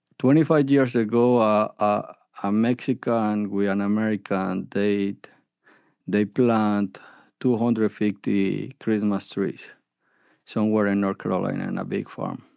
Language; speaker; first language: English; non-native, fluent; Spanish